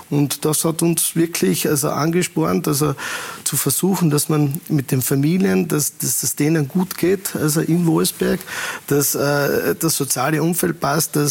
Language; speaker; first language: German; native; German